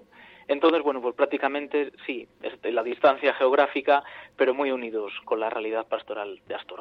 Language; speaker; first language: Spanish; native; Spanish